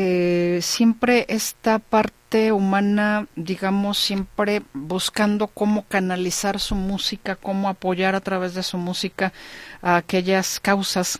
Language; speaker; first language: Spanish; native; Spanish